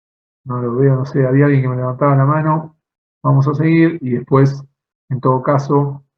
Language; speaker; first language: Spanish; native; Spanish